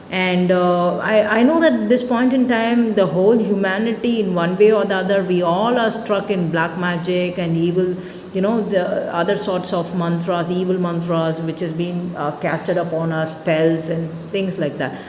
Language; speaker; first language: English; non-native, local second language; Tamil